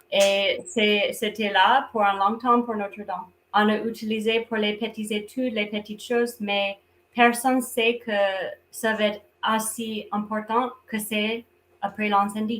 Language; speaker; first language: French; non-native, fluent; English